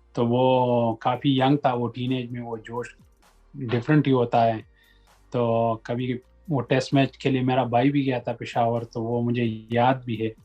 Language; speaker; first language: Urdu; non-native, local second language; Pashto